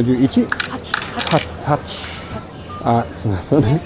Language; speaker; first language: Japanese; non-native, fluent; English